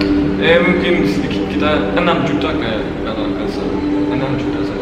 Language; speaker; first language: Indonesian; non-native, fluent; Turkmen